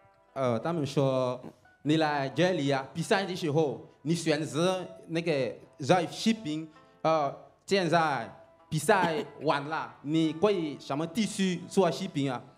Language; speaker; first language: Chinese; non-native, learner; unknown